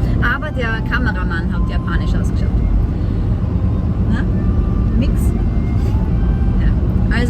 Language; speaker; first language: German; native; German